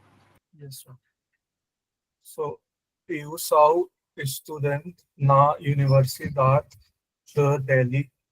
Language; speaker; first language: Portuguese; non-native, learner; Hindi